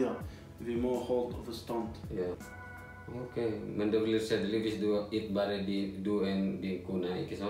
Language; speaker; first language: Norwegian; non-native, learner; Indonesian